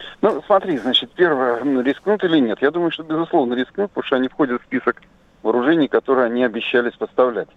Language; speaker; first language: Russian; native; Russian